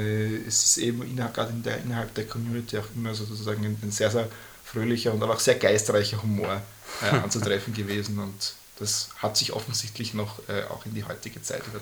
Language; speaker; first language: German; native; German